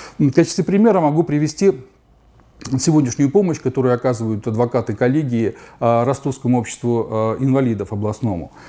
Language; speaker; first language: Russian; native; Russian